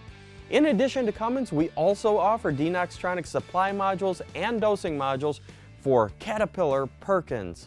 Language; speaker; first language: English; native; English